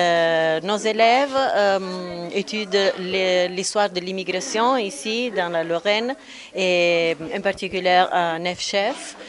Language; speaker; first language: French; non-native, fluent; Italian